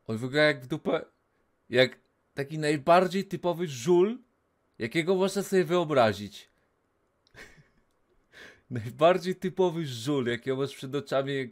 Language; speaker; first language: Polish; native; Polish